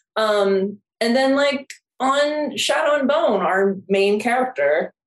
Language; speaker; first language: English; non-native, fluent; Korean